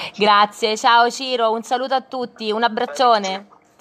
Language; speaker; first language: Italian; native; Italian